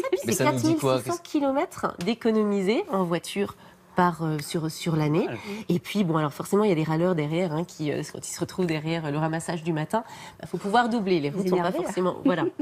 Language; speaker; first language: French; native; French